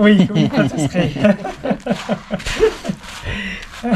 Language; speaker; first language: French; non-native, local second language; Arabic